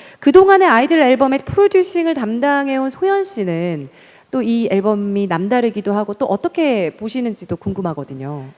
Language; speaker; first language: Korean; native; Korean